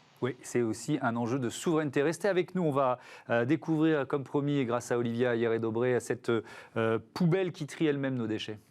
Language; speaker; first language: French; native; French